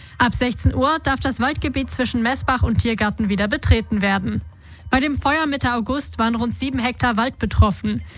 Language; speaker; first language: German; native; German